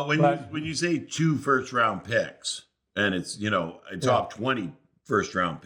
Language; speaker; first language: English; native; English